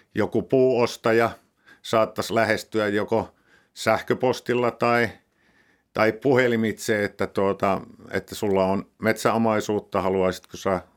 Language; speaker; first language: Finnish; native; Finnish